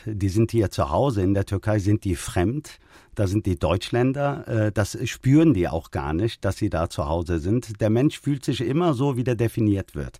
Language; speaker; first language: German; early bilingual, other home language; Turkish